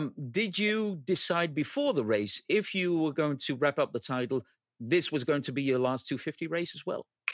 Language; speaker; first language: English; non-native, fluent; Dutch